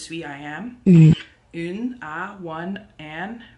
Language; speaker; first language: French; non-native, learner; English